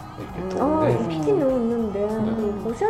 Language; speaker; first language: Korean; non-native, learner; Japanese